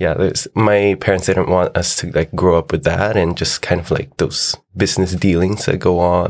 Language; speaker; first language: English; non-native, local second language; Filipino